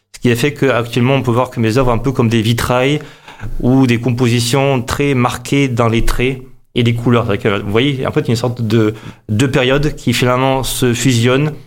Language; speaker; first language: French; native; French